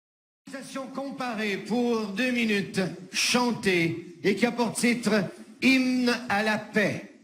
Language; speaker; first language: French; native; French